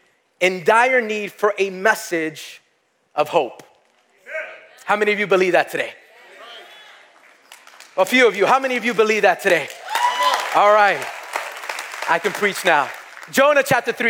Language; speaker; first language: English; native; English